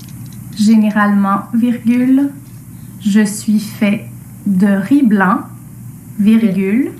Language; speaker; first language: French; native; French